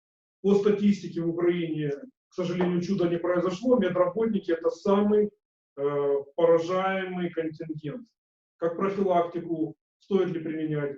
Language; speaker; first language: Russian; native; Russian